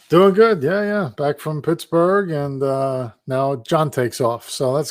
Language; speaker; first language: English; native; English